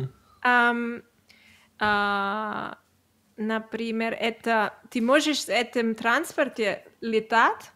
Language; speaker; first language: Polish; non-native, learner; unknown